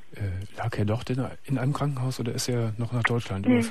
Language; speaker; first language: German; native; German